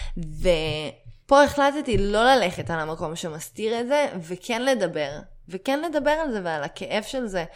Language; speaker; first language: Hebrew; early bilingual, other home language; Russian